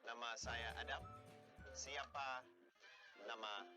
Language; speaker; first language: Indonesian; non-native, learner; English